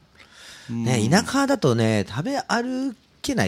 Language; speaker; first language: Japanese; native; Japanese